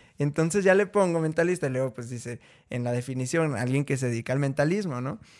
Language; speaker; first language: Spanish; native; Spanish